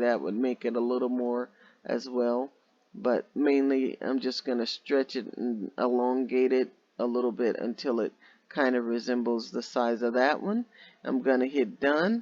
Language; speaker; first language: English; native; English